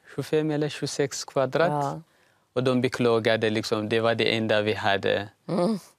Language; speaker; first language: Swedish; non-native, fluent; Tigrinya